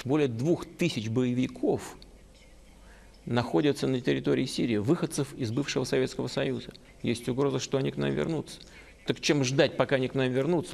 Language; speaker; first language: Russian; native; Russian